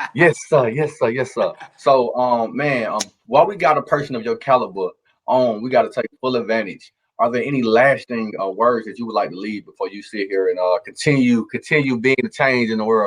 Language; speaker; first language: English; native; English